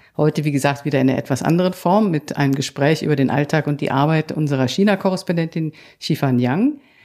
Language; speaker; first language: German; native; German